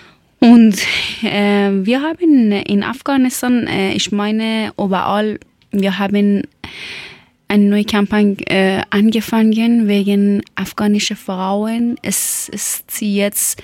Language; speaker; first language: German; non-native, learner; Persian